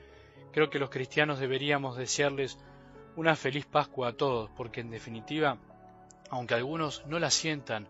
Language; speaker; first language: Spanish; native; Spanish